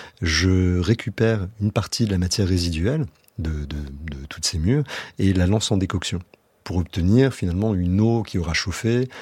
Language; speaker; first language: French; native; French